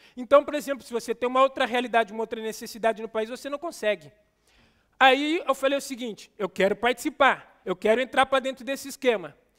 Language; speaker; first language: Portuguese; native; Portuguese